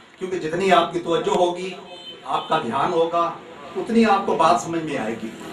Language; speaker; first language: Urdu; non-native, local second language; Punjabi